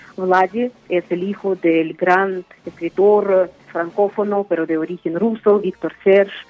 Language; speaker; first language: Spanish; non-native, fluent; Uzbek